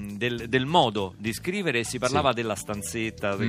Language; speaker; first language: Italian; native; Italian